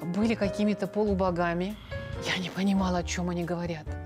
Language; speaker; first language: Russian; native; Russian